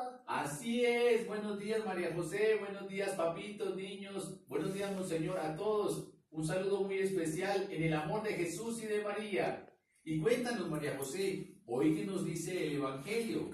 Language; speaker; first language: Spanish; native; Spanish